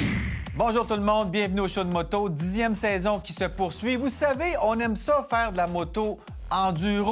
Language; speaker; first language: French; native; French